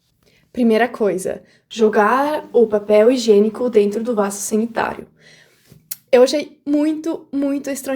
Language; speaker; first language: Portuguese; non-native, fluent; German